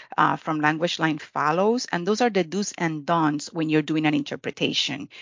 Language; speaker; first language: English; non-native, fluent; Spanish